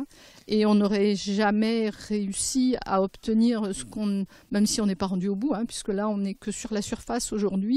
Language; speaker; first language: French; native; French